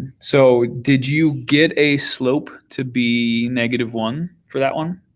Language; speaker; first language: English; native; English